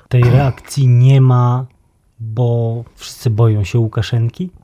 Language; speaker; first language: Polish; native; Polish